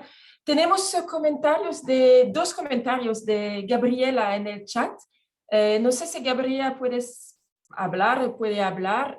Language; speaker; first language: Spanish; non-native, fluent; French